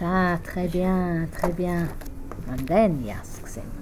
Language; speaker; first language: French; non-native, fluent; English